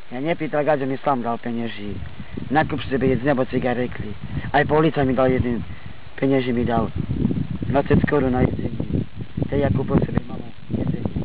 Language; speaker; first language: Slovak; non-native, local second language; Romany